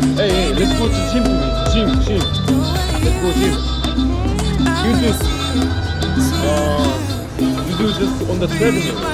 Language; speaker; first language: English; non-native, learner; Korean